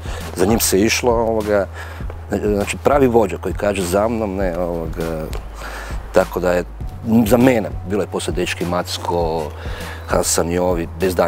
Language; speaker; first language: Croatian; native; Croatian